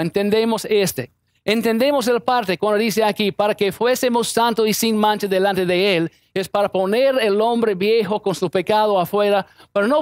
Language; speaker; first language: Spanish; non-native, fluent; English